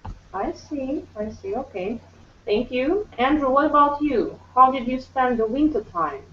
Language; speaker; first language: English; non-native, fluent; Russian